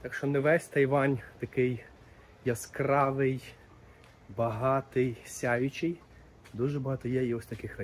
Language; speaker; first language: Ukrainian; native; Ukrainian